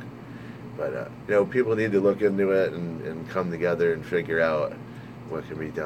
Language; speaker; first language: English; native; English